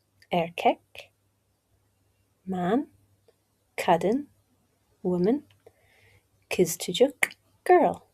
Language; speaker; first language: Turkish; non-native, learner; English